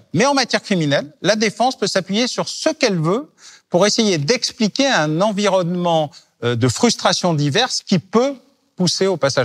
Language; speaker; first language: French; native; French